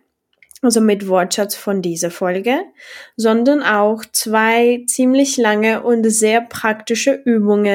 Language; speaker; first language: German; non-native, fluent; Czech